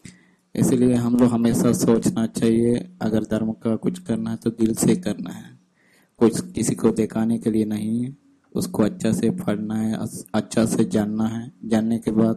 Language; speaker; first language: Hindi; non-native, fluent; Sinhala